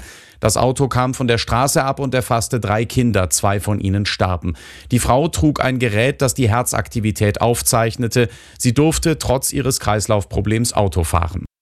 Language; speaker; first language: German; native; German